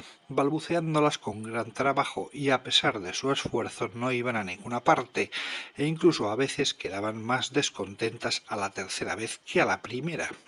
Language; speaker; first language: Spanish; native; Spanish